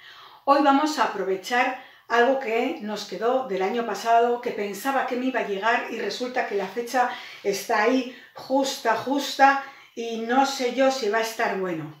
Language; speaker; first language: Spanish; native; Spanish